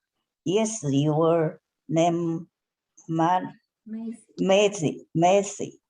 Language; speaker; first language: English; non-native, learner; Chinese